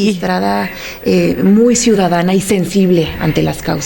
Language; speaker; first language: Spanish; native; Spanish